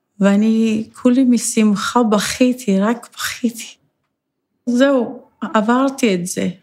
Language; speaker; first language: Hebrew; non-native, fluent; Persian